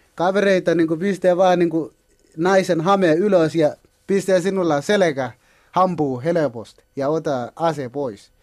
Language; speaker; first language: Finnish; non-native, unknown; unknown